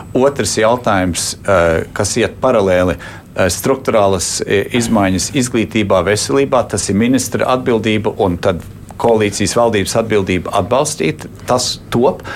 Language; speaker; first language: Latvian; early bilingual, heritage; Latvian